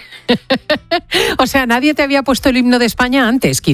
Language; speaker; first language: Spanish; native; Spanish